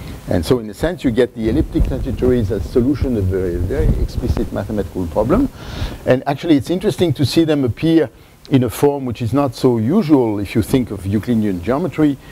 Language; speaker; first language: English; non-native, fluent; French